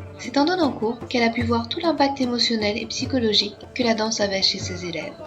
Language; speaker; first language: French; native; French